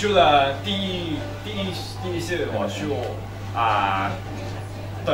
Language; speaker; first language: Chinese; non-native, learner; Thai